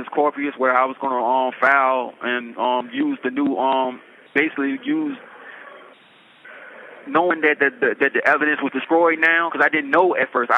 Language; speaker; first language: English; native; English